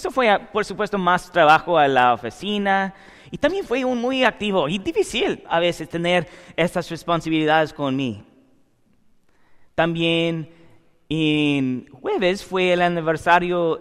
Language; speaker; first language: Spanish; non-native, learner; English